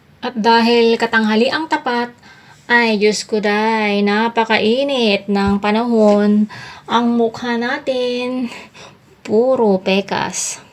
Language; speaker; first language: Filipino; non-native, local second language; Iloko